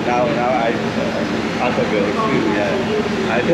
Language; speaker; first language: English; non-native, learner; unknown